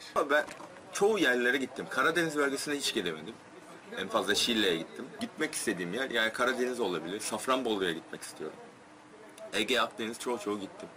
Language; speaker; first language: Turkish; non-native, fluent; Korean